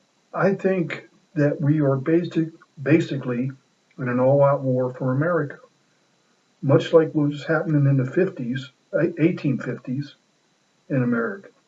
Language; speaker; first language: English; native; English